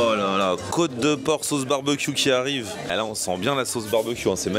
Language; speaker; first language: French; native; French